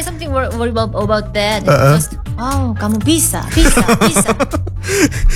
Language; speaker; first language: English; non-native, learner; Korean